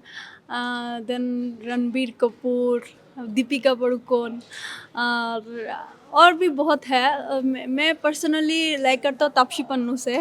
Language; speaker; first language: Hindi; non-native, learner; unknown